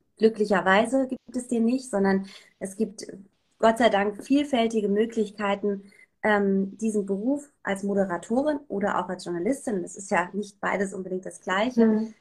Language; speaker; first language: German; early bilingual, other home language; Persian